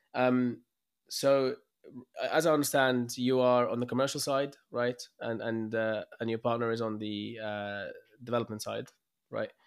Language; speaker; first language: English; early bilingual, other home language; Arabic